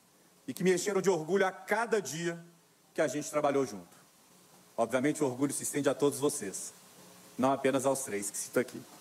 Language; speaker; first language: Portuguese; native; Portuguese